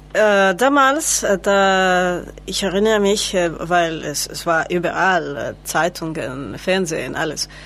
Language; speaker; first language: German; non-native, learner; Spanish